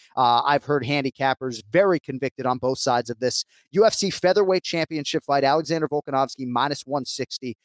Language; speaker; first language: English; native; English